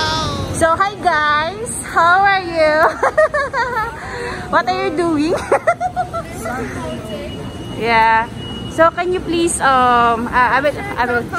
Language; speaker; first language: English; non-native, learner; Filipino